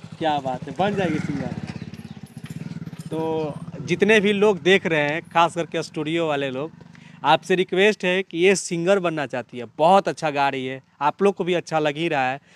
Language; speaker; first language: Hindi; native; Hindi